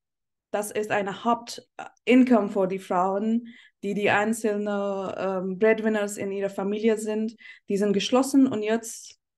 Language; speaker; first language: German; non-native, fluent; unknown